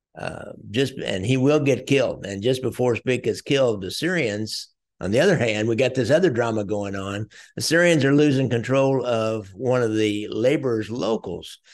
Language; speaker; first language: English; native; English